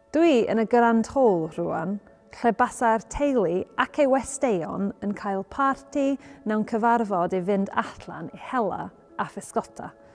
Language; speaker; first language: Welsh; non-native, learner; English